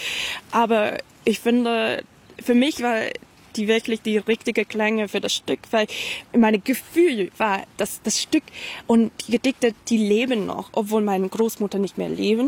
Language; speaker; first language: German; non-native, fluent; English